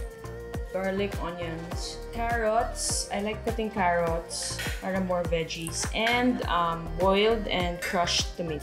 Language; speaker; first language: English; non-native, local second language; Filipino